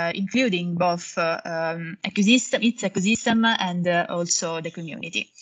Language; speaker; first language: English; non-native, fluent; Italian